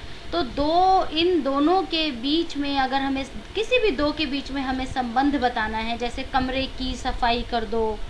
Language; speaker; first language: Hindi; native; Hindi